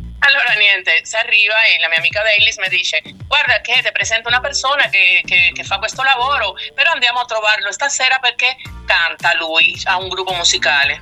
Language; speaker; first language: Italian; non-native, fluent; Spanish